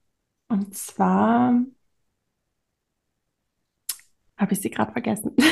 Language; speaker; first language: German; native; German